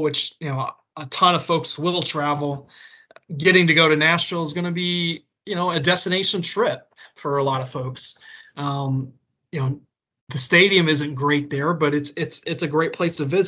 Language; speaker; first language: English; native; English